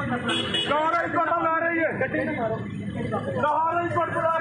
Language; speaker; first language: Hindi; non-native, local second language; Punjabi